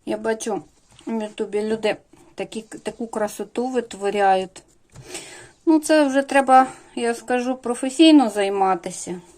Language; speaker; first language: Ukrainian; native; Ukrainian